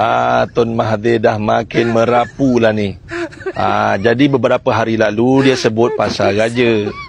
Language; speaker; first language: Malay; native; Malay